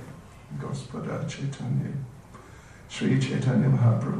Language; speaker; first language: Russian; non-native, learner; English